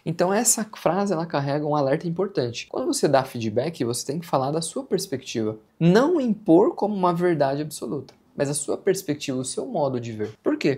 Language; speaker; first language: Portuguese; native; Portuguese